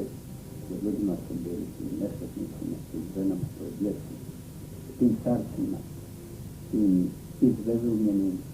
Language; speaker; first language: Bosnian; native; Bosnian